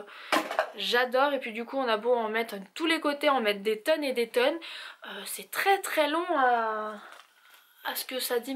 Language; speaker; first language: French; native; French